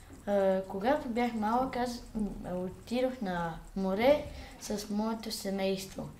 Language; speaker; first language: Bulgarian; early bilingual, heritage; Bulgarian